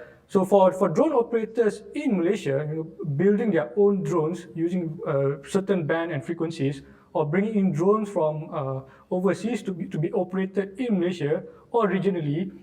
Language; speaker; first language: English; non-native, local second language; Malay